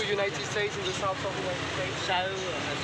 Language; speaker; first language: English; non-native, fluent; French